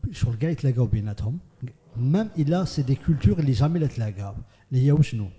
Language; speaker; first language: French; non-native, local second language; Arabic